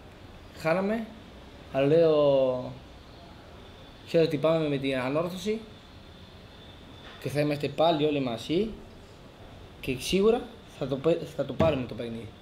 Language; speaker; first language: Greek; non-native, fluent; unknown